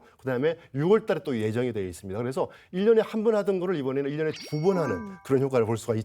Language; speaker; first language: Korean; native; Korean